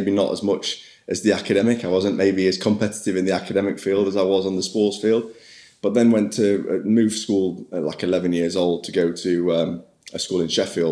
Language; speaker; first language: English; native; English